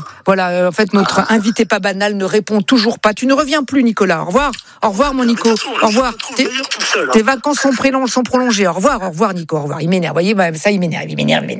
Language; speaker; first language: French; native; French